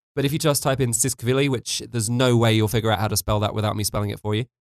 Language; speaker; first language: English; native; English